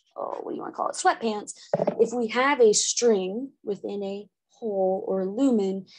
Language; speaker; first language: English; native; English